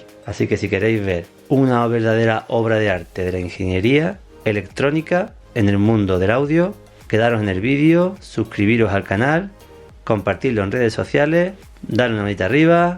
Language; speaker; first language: Spanish; native; Spanish